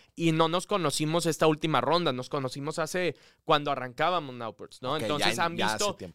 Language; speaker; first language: Spanish; native; Spanish